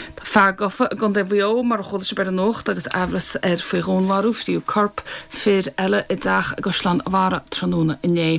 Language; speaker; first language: Irish; native; Irish